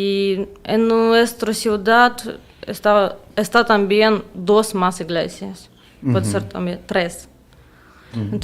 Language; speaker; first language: Spanish; non-native, learner; Russian